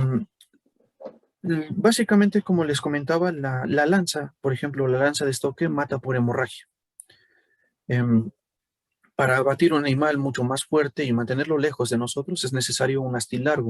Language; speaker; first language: Spanish; native; Spanish